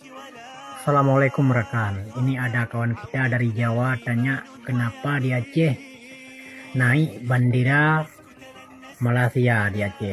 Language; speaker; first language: Indonesian; non-native, local second language; Achinese